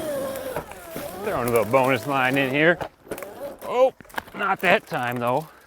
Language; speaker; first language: English; native; English